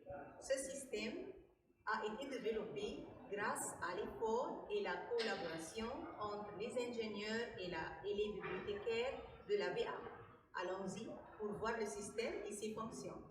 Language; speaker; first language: French; non-native, fluent; Arabic